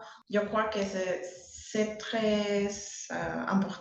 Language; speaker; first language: French; non-native, learner; Spanish